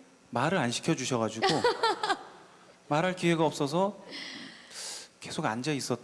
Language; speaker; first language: Korean; native; Korean